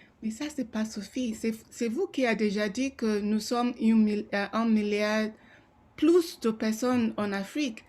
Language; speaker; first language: French; non-native, local second language; Yoruba